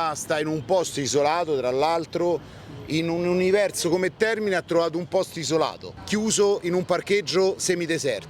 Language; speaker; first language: Italian; native; Italian